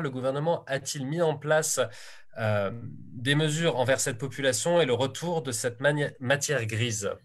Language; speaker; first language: French; native; French